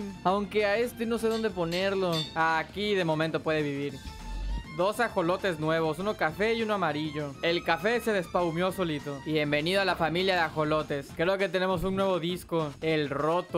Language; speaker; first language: Spanish; native; Spanish